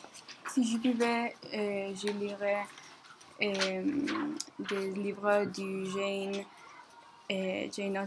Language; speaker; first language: French; non-native, learner; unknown